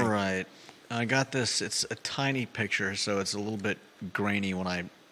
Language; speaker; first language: English; native; English